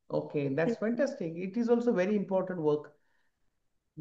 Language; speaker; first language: English; non-native, local second language; Marathi